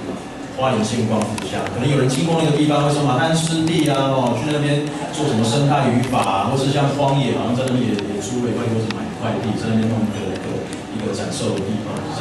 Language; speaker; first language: Chinese; native; Chinese